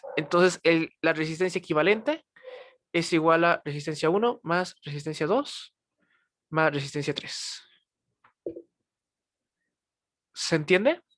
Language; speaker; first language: Spanish; native; Spanish